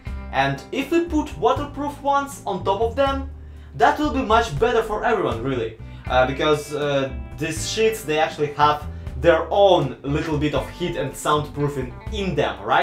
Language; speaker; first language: English; non-native, fluent; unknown